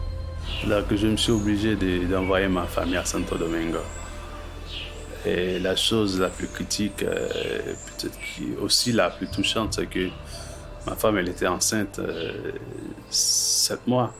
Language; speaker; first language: French; non-native, local second language; Haitian Creole